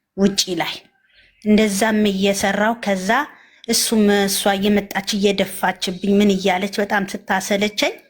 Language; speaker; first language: Amharic; native; Amharic